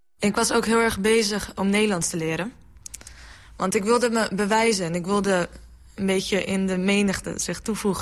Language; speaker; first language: Dutch; early bilingual, other home language; Bosnian